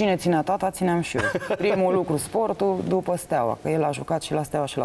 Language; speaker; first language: Romanian; native; Romanian